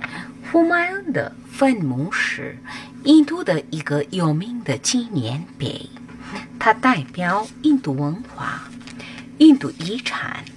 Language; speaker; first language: Chinese; non-native, learner; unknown